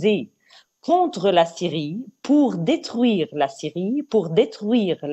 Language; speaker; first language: French; non-native, fluent; Arabic